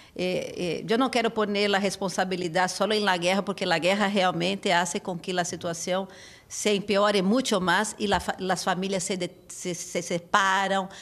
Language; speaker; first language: Portuguese; native; Portuguese